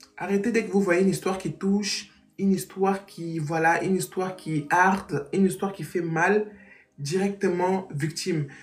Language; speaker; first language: French; non-native, fluent; Portuguese